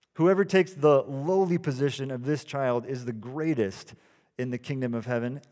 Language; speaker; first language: English; early bilingual, other home language; Dutch